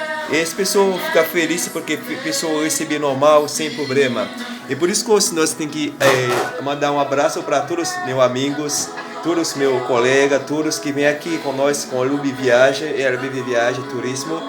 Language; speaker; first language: Portuguese; non-native, learner; Haitian Creole